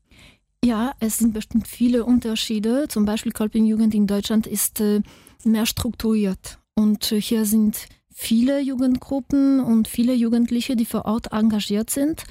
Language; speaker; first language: German; non-native, fluent; Polish